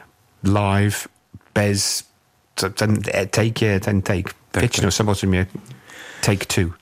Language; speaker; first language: Czech; non-native, fluent; English